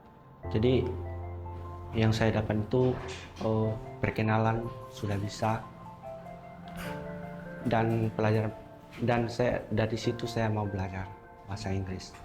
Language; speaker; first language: Indonesian; non-native, local second language; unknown